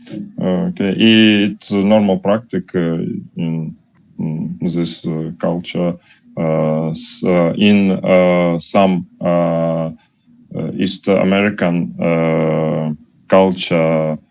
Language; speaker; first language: English; non-native, learner; Russian